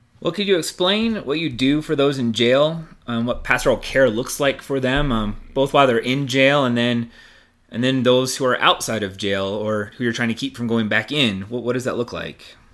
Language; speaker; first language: English; native; English